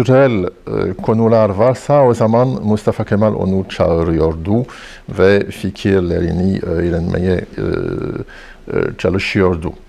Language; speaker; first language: Turkish; non-native, fluent; French